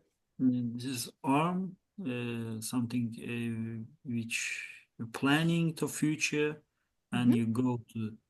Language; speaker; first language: English; non-native, learner; Azerbaijani